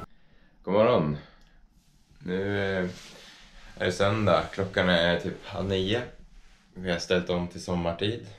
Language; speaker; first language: Swedish; native; Swedish